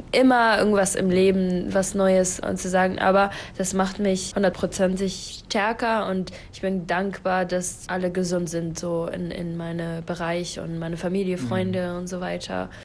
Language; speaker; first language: German; non-native, fluent; Arabic